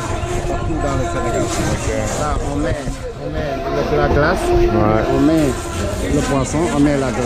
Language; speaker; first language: French; non-native, local second language; Wolof